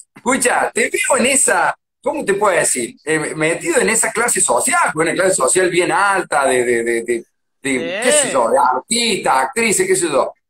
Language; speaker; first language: Spanish; native; Spanish